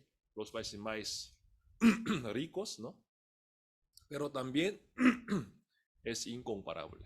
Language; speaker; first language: Spanish; non-native, fluent; Korean